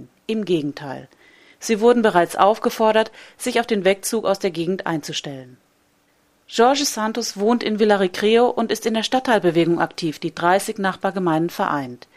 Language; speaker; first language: German; native; German